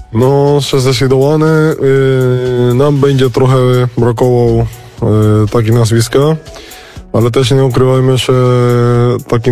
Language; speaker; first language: Polish; non-native, fluent; Spanish